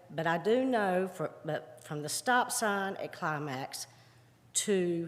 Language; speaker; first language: English; native; English